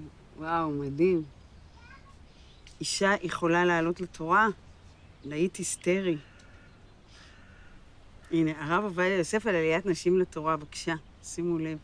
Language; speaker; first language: Hebrew; native; Hebrew